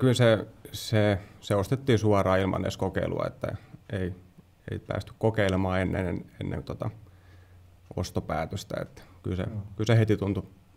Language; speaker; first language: Finnish; native; Finnish